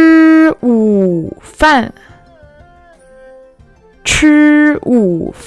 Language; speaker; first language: Chinese; non-native, fluent; French